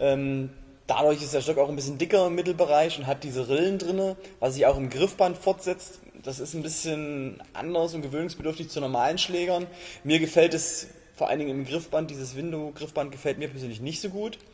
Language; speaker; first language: German; native; German